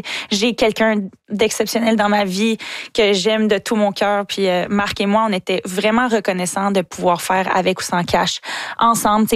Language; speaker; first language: French; native; French